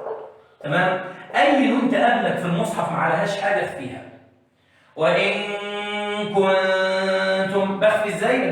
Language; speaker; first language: Arabic; native; Arabic